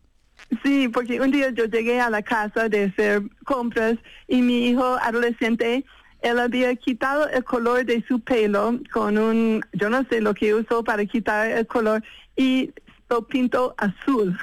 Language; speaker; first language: Spanish; non-native, fluent; English